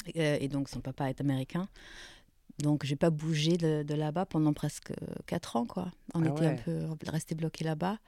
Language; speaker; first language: French; non-native, fluent; German